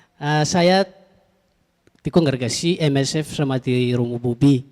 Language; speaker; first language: Indonesian; non-native, learner; Malagasy